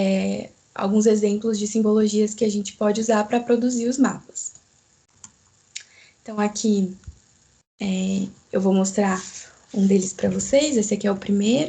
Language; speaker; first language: Portuguese; native; Portuguese